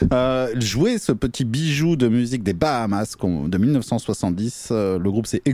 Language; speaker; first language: French; native; French